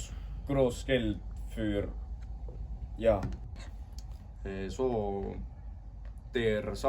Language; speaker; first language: German; non-native, learner; Estonian